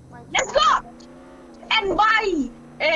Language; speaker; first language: English; non-native, learner; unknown